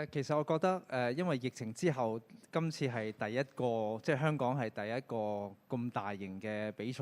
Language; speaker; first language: Cantonese; native; Cantonese